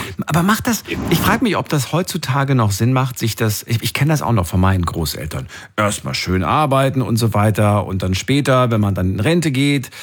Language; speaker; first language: German; native; German